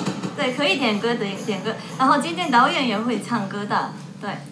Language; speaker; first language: Chinese; non-native, fluent; Japanese